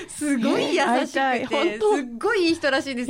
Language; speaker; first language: Japanese; native; Japanese